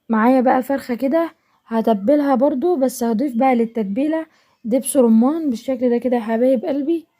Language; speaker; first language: Arabic; native; Arabic